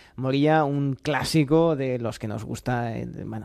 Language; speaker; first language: Spanish; non-native, fluent; English